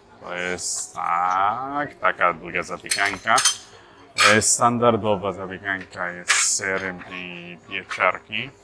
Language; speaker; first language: Polish; non-native, learner; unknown